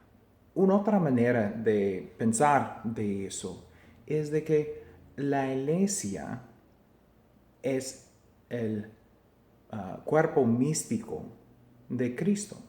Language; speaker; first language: Spanish; non-native, fluent; English